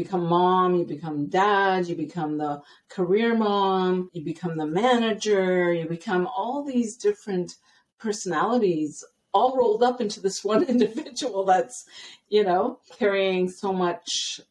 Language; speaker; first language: English; native; English